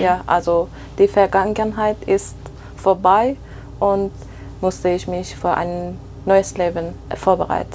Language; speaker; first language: German; non-native, fluent; Persian